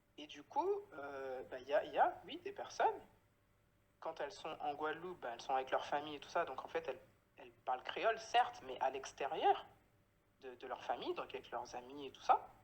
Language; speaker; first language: French; native; French